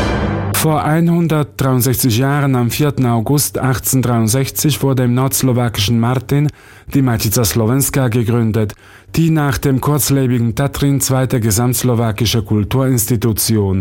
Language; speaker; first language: German; non-native, fluent; Slovak